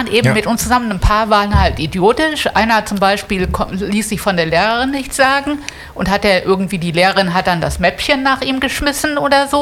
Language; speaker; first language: German; native; German